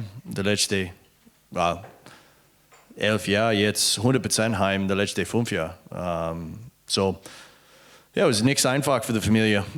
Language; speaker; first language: German; non-native, learner; English